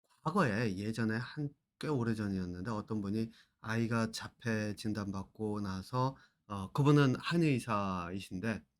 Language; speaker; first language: Korean; native; Korean